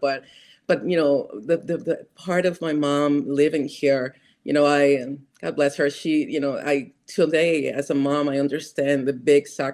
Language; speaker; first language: English; non-native, fluent; Spanish